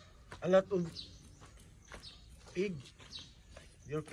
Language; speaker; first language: English; non-native, learner; Cebuano